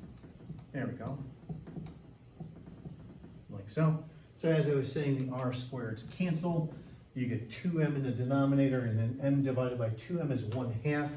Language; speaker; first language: English; native; English